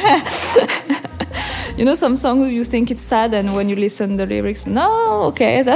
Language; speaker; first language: English; non-native, learner; French